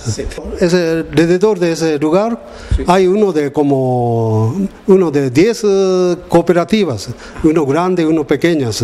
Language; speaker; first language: Spanish; non-native, learner; Japanese